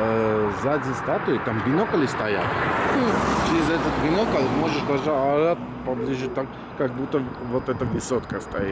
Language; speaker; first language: Russian; non-native, fluent; Armenian